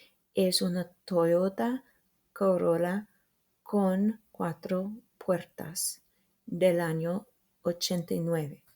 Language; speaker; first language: Spanish; non-native, fluent; English